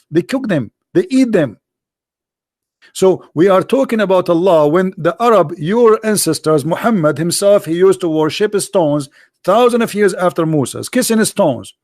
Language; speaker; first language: English; non-native, local second language; Arabic